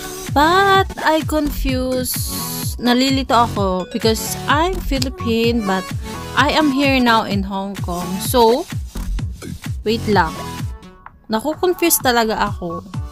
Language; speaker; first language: English; non-native, local second language; Filipino